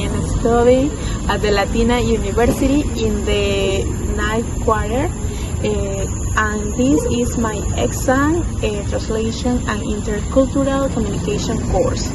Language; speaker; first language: English; non-native, fluent; Spanish